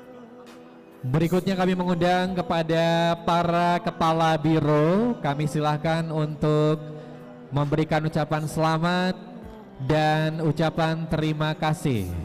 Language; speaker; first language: Indonesian; native; Indonesian